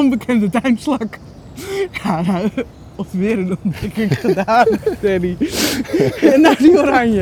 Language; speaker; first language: Dutch; native; Dutch